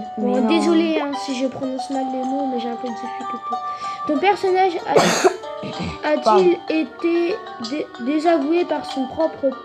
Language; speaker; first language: French; native; French